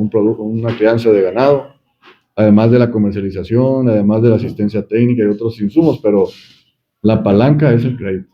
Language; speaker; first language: Spanish; native; Spanish